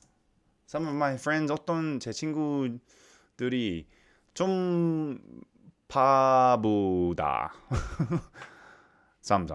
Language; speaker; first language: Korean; non-native, learner; English